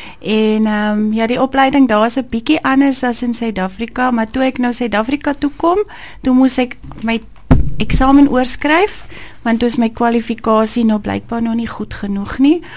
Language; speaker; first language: Afrikaans; non-native, fluent; German